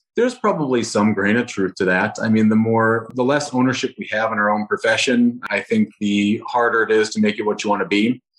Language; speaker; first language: English; native; English